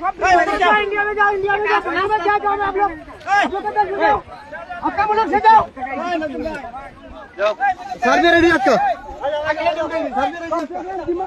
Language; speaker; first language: Hindi; non-native, learner; Bangla